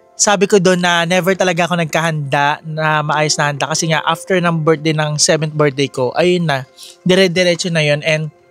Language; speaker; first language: Filipino; native; Filipino